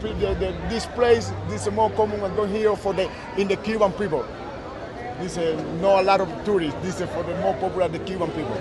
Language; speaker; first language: English; non-native, learner; Spanish